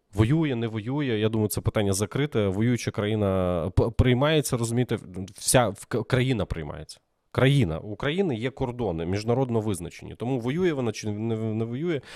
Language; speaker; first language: Ukrainian; native; Ukrainian